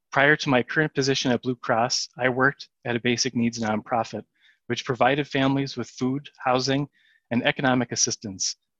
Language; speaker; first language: English; native; English